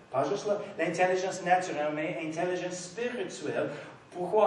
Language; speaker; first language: French; non-native, fluent; English